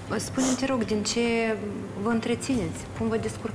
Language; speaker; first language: Romanian; native; Romanian